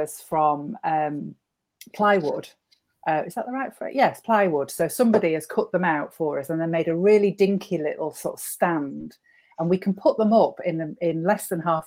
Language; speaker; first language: English; native; English